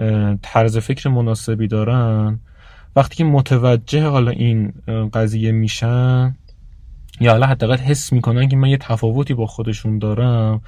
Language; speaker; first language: Persian; native; Persian